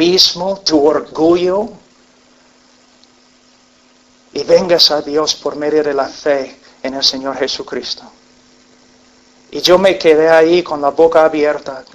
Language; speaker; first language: Spanish; non-native, fluent; English